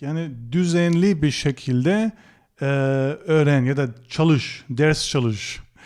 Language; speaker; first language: Turkish; non-native, fluent; German